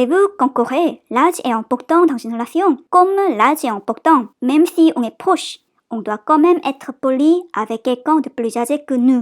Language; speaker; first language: French; non-native, fluent; Korean